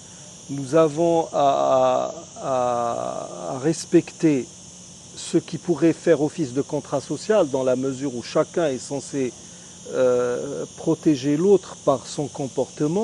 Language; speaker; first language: French; non-native, local second language; Arabic